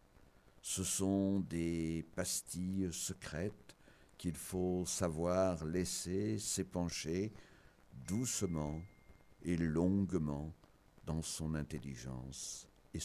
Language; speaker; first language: French; native; French